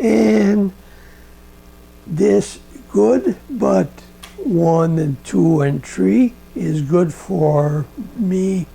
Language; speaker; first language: English; non-native, learner; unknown